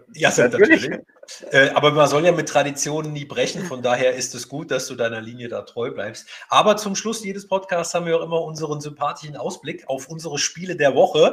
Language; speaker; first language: German; native; German